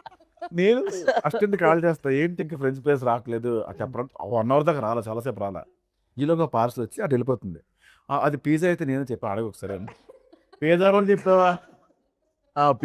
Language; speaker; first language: Telugu; native; Telugu